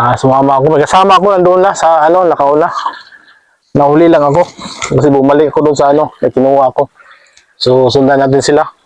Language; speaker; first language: Filipino; non-native, local second language; Cebuano